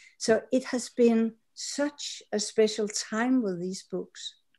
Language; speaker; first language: English; non-native, fluent; Danish